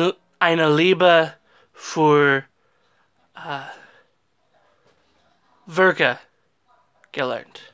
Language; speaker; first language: German; non-native, learner; English